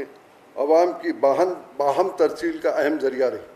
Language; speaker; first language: Urdu; native; Urdu